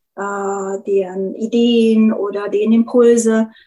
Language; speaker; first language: German; non-native, fluent; Bulgarian